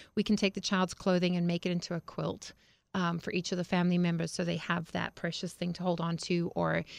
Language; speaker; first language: English; native; English